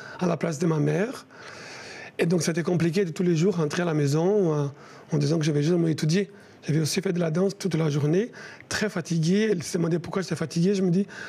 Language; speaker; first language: French; non-native, fluent; Portuguese